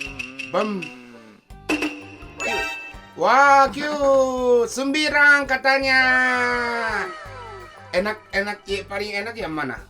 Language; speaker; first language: Indonesian; non-native, fluent; Japanese